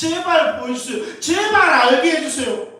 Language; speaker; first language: Korean; native; Korean